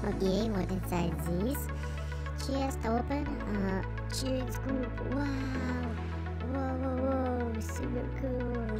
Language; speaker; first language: English; non-native, learner; Russian